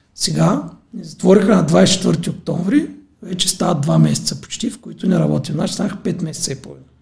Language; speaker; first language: Bulgarian; native; Bulgarian